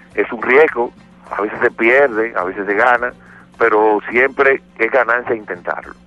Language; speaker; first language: Spanish; native; Spanish